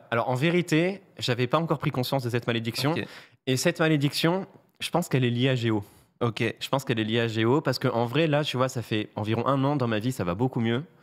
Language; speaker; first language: French; native; French